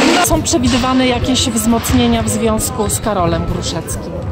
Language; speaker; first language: Polish; native; Polish